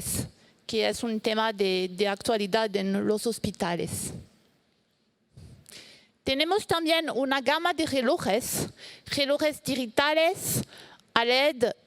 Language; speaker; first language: Spanish; non-native, fluent; French